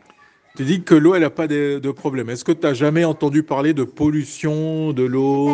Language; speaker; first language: French; native; French